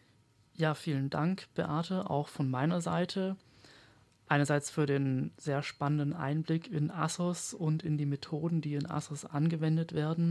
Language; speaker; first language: German; native; German